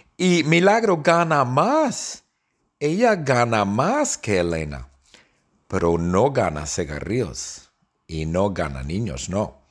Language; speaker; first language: Spanish; non-native, fluent; English